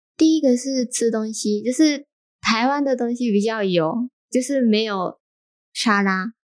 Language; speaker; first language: Chinese; non-native, fluent; Japanese